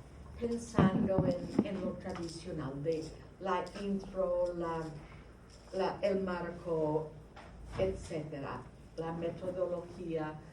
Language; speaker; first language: Spanish; non-native, fluent; English